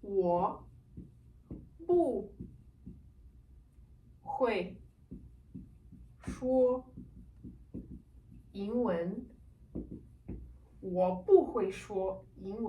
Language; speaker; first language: Chinese; non-native, fluent; French